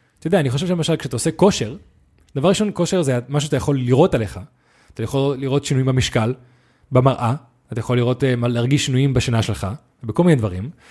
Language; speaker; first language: Hebrew; native; Hebrew